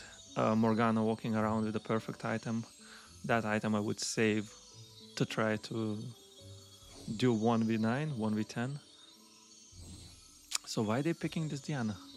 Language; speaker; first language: English; non-native, fluent; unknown